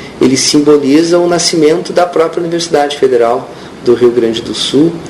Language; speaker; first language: Portuguese; native; Portuguese